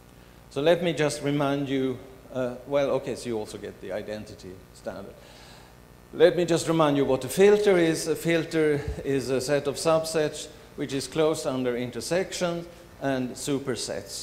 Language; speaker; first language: English; non-native, fluent; Swedish